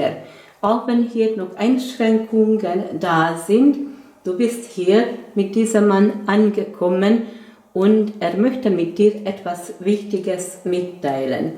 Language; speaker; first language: German; non-native, fluent; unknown